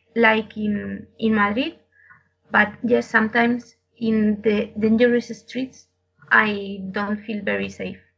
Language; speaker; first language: English; non-native, learner; Spanish